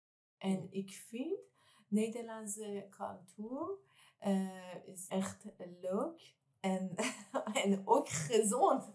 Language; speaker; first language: Dutch; non-native, learner; Persian